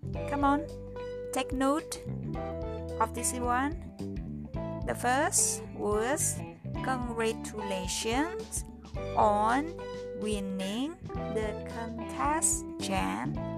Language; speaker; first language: English; non-native, fluent; Indonesian